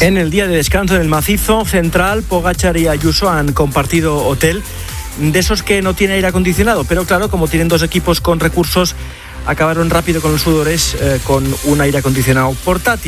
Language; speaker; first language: Spanish; native; Spanish